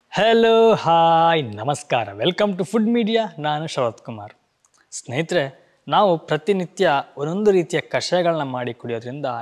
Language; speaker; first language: Kannada; non-native, local second language; Tulu